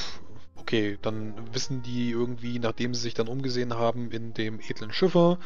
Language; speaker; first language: German; native; German